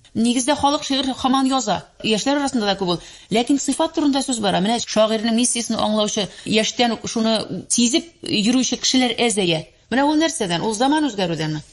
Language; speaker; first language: Tatar; native; Tatar